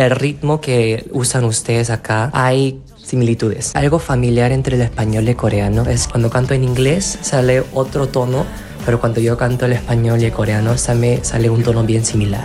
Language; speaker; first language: Spanish; non-native, fluent; Korean